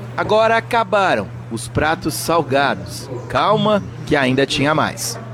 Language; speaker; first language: Portuguese; native; Portuguese